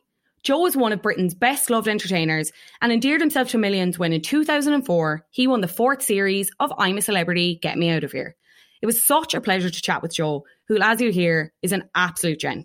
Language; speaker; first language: English; native; English